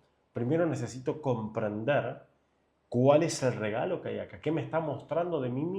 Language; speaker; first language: Spanish; native; Spanish